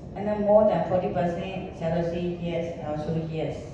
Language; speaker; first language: English; non-native, learner; Burmese